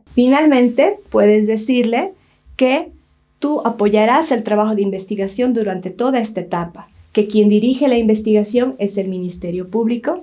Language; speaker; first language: Spanish; native; Spanish